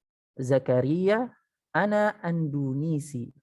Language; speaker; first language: Arabic; non-native, fluent; Indonesian